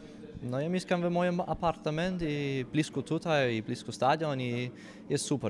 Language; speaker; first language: Polish; non-native, learner; Danish